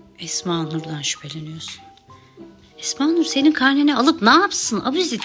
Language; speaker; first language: Turkish; native; Turkish